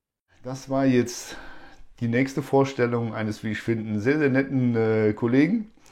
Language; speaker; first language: German; native; German